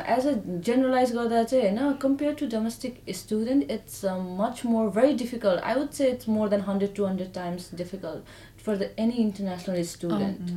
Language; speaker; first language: English; non-native, learner; Nepali